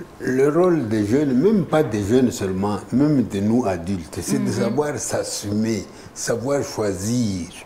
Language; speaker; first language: French; non-native, local second language; Kinyarwanda